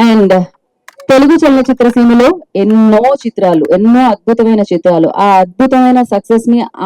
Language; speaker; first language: Telugu; native; Telugu